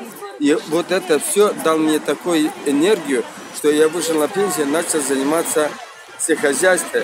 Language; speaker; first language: Russian; non-native, local second language; Romanian